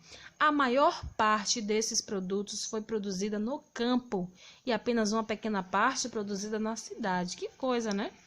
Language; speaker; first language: Portuguese; native; Portuguese